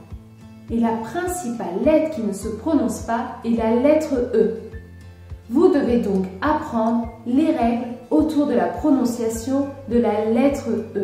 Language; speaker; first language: French; native; French